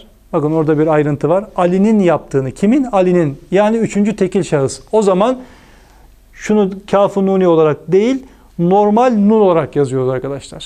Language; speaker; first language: Turkish; native; Turkish